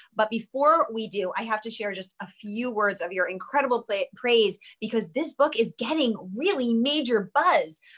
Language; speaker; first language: English; native; English